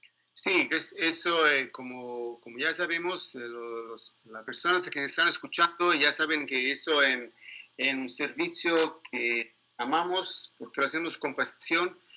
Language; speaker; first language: Spanish; non-native, learner; Italian